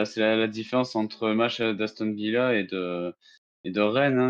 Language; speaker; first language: French; native; French